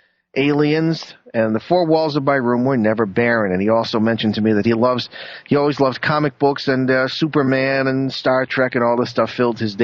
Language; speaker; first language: English; native; English